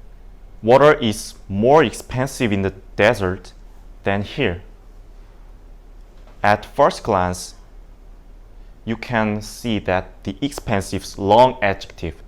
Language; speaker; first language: English; non-native, learner; Indonesian